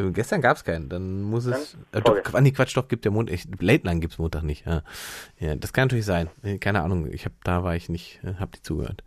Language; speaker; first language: German; native; German